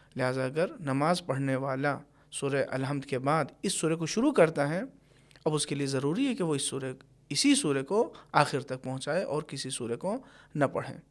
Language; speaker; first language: Urdu; native; Urdu